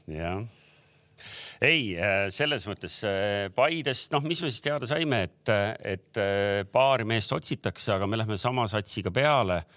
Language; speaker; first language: Estonian; native; Estonian